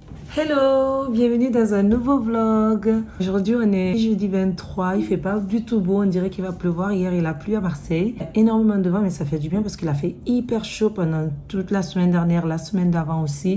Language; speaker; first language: French; native; French